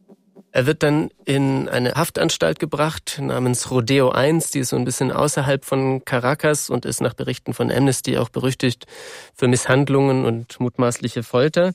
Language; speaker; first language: German; native; German